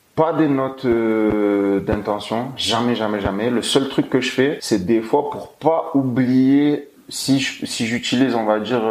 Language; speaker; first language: French; native; French